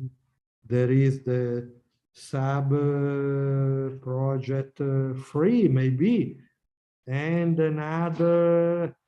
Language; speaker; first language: English; non-native, learner; Italian